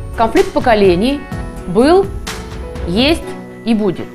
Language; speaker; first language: Russian; native; Russian